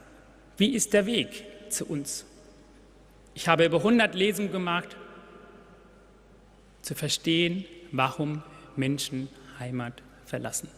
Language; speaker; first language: German; non-native, fluent; Tamil